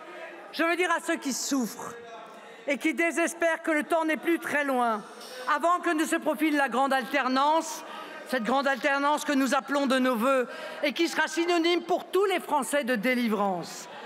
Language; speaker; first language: French; native; French